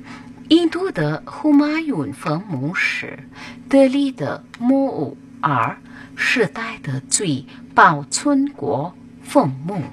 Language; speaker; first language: Chinese; non-native, fluent; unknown